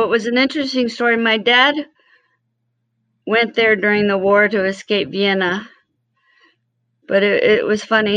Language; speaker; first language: English; early bilingual, other home language; Spanish